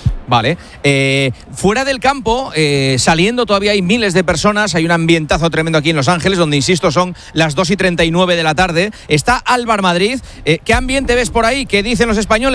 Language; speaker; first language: Spanish; native; Spanish